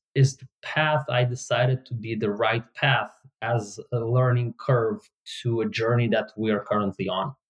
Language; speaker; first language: English; non-native, fluent; Hebrew